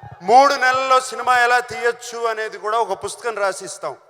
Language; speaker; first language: Telugu; native; Telugu